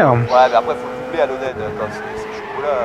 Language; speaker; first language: French; native; French